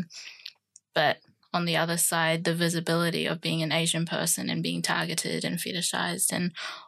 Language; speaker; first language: English; native; English